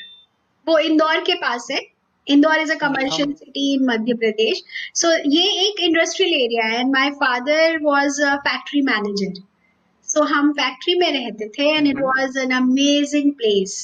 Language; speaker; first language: English; non-native, local second language; Hindi